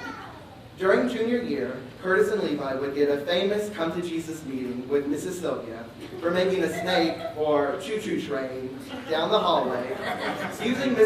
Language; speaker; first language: English; native; English